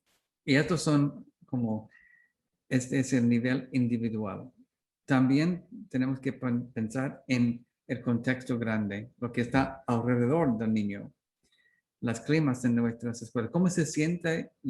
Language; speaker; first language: Spanish; non-native, learner; English